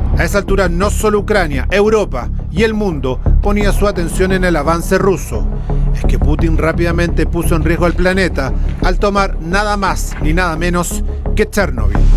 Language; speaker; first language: Spanish; native; Spanish